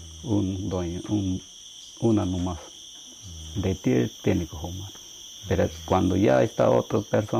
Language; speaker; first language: Spanish; non-native, local second language; Shipibo-Conibo